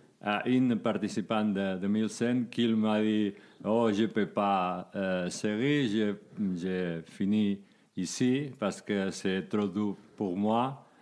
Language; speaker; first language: French; non-native, learner; Spanish